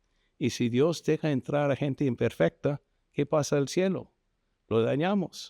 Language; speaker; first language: Spanish; non-native, fluent; English